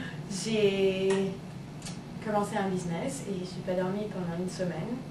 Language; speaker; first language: French; native; French